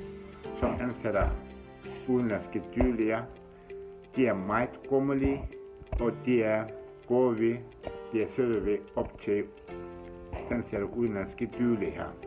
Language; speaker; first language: Danish; non-native, fluent; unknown